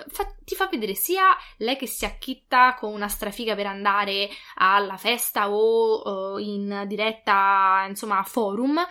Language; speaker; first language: Italian; native; Italian